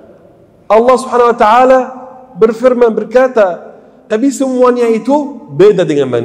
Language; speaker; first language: Indonesian; non-native, fluent; Arabic